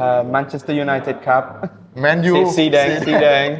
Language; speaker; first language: Thai; non-native, learner; English